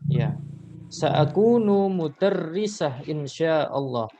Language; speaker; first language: Arabic; non-native, fluent; Indonesian